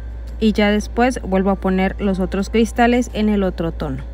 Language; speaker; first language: Spanish; native; Spanish